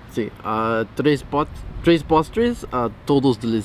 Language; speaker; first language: Spanish; non-native, learner; English